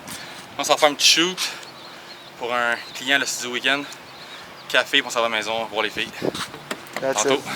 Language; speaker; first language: French; native; French